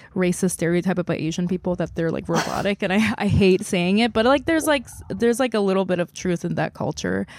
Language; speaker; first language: English; non-native, fluent; Korean